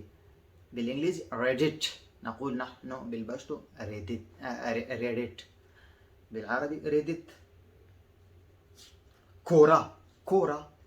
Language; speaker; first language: Arabic; non-native, fluent; Pashto